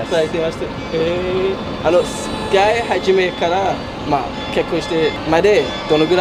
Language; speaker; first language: Japanese; non-native, learner; English